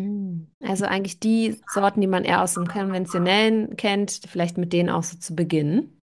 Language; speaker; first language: German; native; German